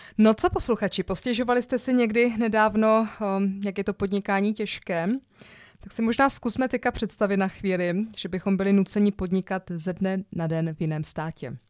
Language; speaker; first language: Czech; native; Czech